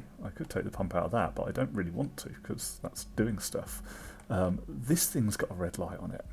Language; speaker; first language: English; native; English